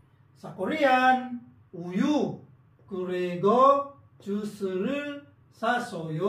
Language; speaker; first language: Korean; non-native, fluent; Filipino